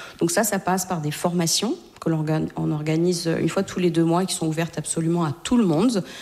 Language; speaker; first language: French; native; French